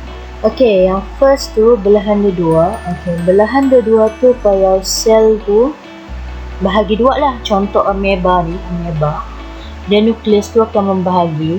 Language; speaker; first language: Malay; native; Malay